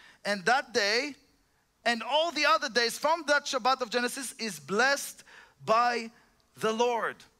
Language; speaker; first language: English; non-native, fluent; Hebrew